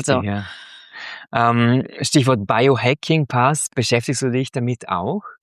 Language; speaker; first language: German; native; German